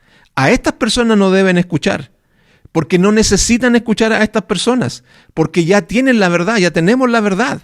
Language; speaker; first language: Spanish; native; Spanish